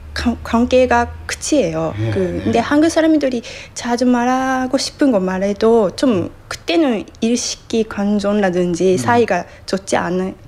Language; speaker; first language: Korean; non-native, fluent; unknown